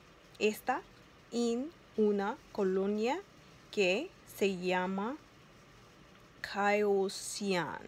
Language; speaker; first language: Spanish; non-native, learner; English